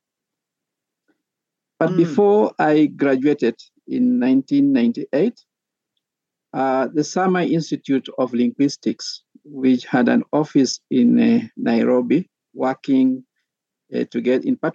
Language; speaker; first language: English; non-native, local second language; Kalenjin